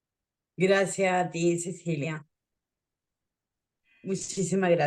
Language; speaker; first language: Spanish; native; Spanish